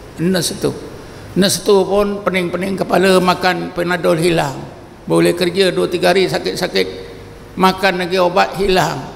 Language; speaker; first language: Malay; native; Malay